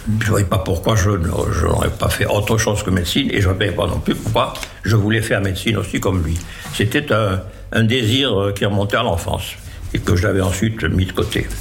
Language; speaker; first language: French; native; French